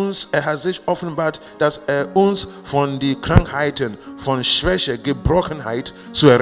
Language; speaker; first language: German; non-native, learner; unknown